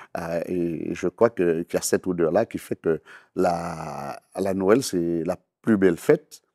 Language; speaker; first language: French; native; French